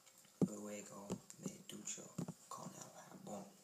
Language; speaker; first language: Spanish; non-native, learner; English